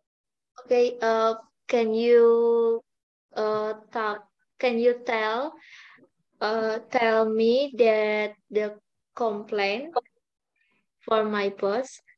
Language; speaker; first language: English; non-native, learner; Indonesian